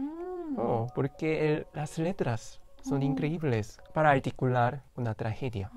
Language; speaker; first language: Spanish; non-native, fluent; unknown